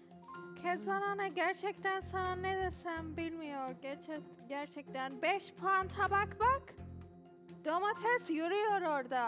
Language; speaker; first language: Turkish; non-native, learner; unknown